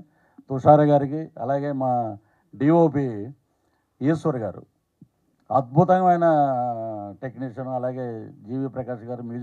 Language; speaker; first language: Telugu; native; Telugu